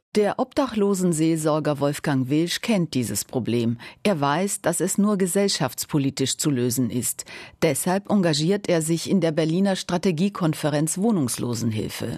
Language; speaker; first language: German; native; German